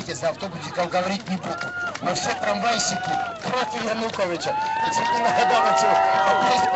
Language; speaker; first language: Ukrainian; native; Ukrainian